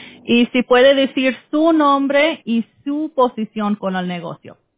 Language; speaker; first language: Spanish; early bilingual, heritage; Spanish